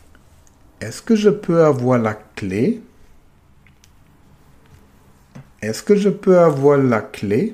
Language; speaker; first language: French; non-native, fluent; German